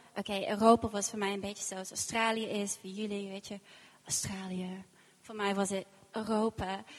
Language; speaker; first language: Dutch; non-native, fluent; English